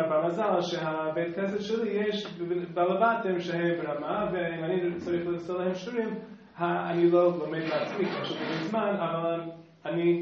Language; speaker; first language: Hebrew; non-native, fluent; English